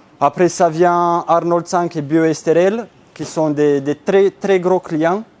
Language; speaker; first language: French; non-native, fluent; Romanian